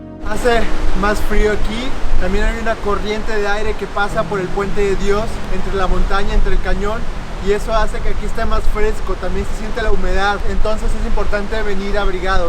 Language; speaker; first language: Spanish; native; Spanish